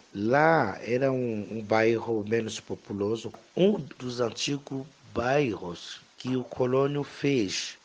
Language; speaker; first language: Portuguese; non-native, fluent; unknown